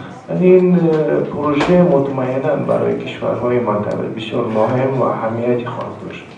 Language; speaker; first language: Persian; non-native, fluent; Kyrgyz